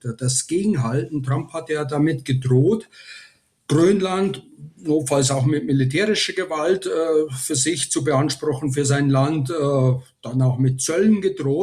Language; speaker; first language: German; native; German